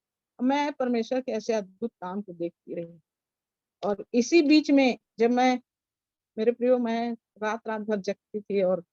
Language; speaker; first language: Hindi; native; Hindi